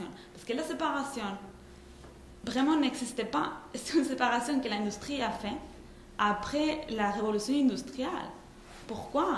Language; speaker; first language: French; non-native, fluent; Spanish